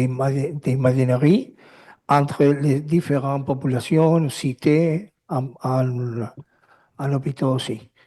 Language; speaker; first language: French; non-native, learner; Spanish